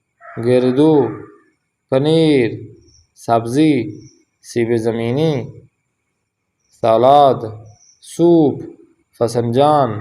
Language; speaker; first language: Persian; non-native, fluent; Urdu